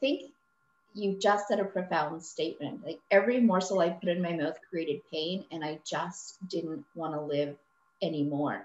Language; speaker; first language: English; native; English